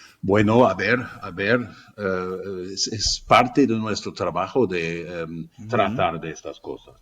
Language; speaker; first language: Spanish; non-native, fluent; German